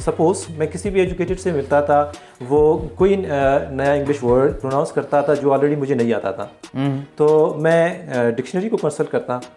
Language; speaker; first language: Urdu; non-native, local second language; Baluchi